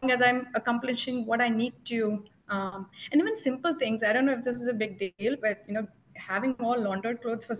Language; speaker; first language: English; non-native, local second language; Telugu